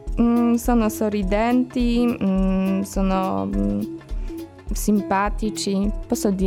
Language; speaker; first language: Italian; non-native, learner; Polish